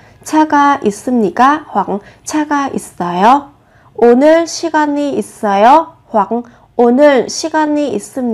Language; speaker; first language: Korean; non-native, fluent; Vietnamese